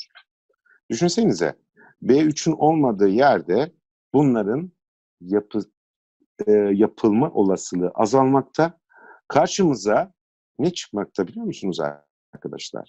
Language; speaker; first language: Turkish; native; Turkish